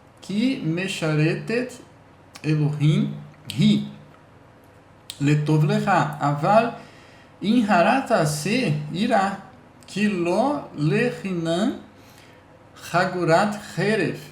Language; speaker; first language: Hebrew; non-native, learner; Portuguese